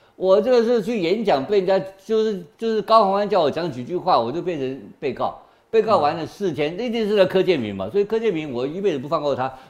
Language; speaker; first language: Chinese; native; Chinese